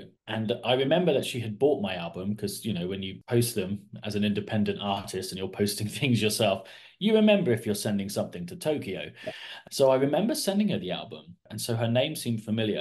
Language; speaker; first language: English; native; English